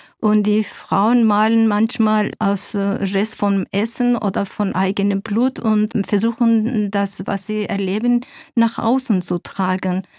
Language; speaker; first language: German; non-native, fluent; Zaza